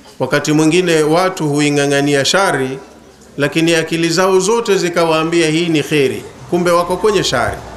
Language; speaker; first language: Swahili; native; Swahili